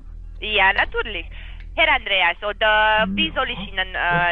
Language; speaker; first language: German; non-native, learner; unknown